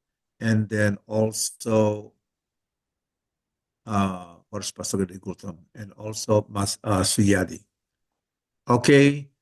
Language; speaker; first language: English; non-native, fluent; Indonesian